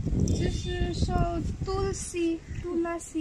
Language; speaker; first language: Chinese; non-native, learner; Nepali